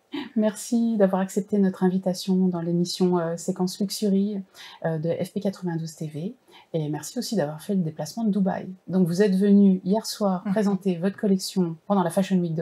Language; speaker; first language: French; native; French